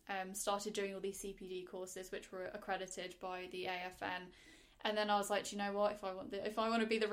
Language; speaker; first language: English; native; English